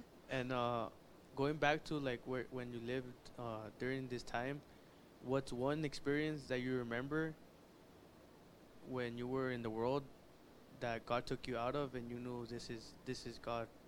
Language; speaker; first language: English; early bilingual, other home language; Spanish